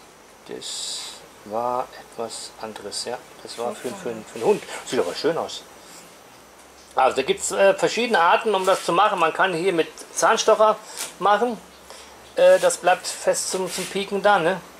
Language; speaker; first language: German; native; German